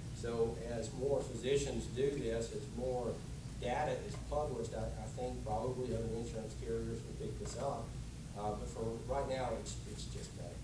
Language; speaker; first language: English; native; English